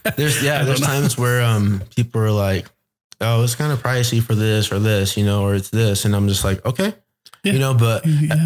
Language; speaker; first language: English; early bilingual, other home language; Spanish